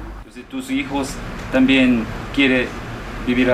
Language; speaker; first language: Spanish; non-native, learner; Korean